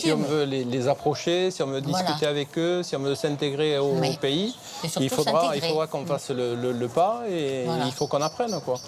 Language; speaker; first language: French; native; French